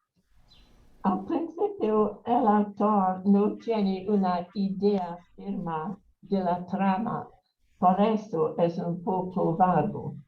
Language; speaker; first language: Spanish; non-native, learner; English